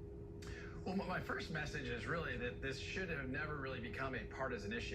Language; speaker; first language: English; native; English